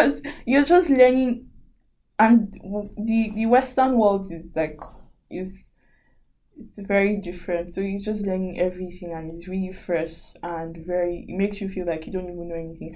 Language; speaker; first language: English; non-native, local second language; Yoruba